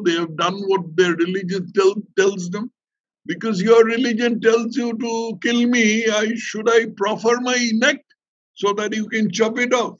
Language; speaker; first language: English; non-native, local second language; Bangla